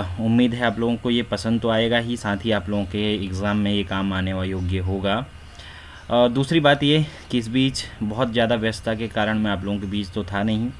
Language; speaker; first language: Hindi; native; Hindi